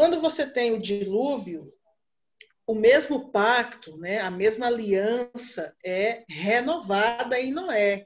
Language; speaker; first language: Portuguese; native; Portuguese